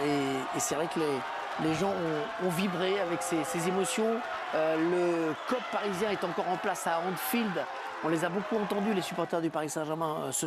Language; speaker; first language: French; native; French